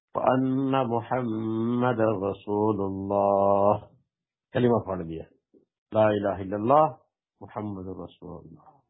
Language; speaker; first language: Urdu; non-native, local second language; Pashto